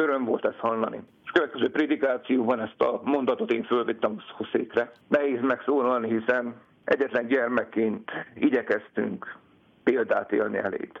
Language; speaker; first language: Hungarian; native; Hungarian